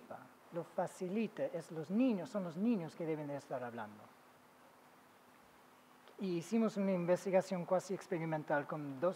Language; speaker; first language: Spanish; non-native, fluent; English